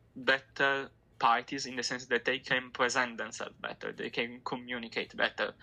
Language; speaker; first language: English; non-native, fluent; Italian